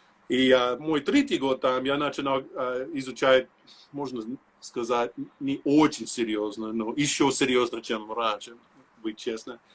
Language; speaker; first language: Russian; non-native, learner; English